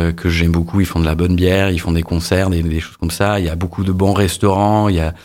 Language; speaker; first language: French; non-native, fluent; English